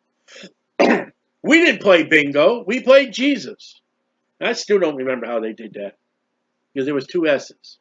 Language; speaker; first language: English; native; English